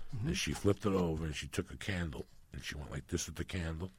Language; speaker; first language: English; early bilingual, other home language; Spanish